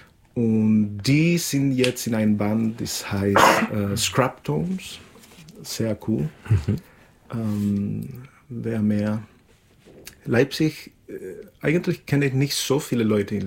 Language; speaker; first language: German; non-native, fluent; Spanish